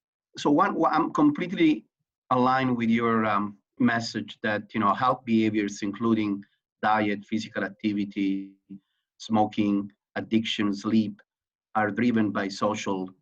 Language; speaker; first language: English; non-native, fluent; Italian